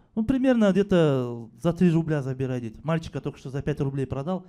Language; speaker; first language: Russian; non-native, local second language; Kazakh